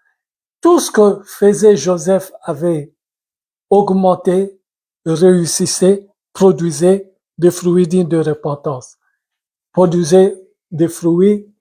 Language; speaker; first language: French; non-native, local second language; Lingala